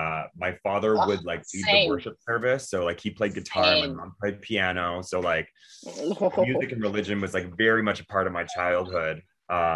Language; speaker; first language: English; native; English